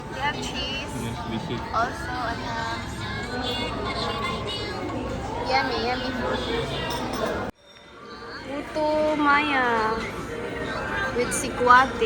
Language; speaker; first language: English; non-native, local second language; Filipino